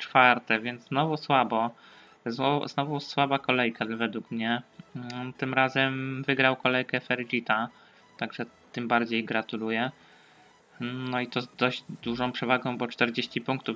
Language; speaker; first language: Polish; native; Polish